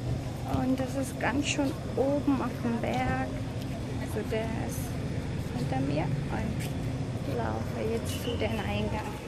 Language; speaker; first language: German; non-native, fluent; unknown